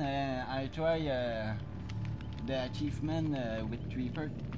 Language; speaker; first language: English; non-native, learner; French